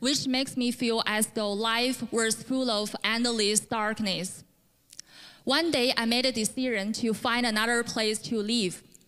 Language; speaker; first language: English; non-native, fluent; Chinese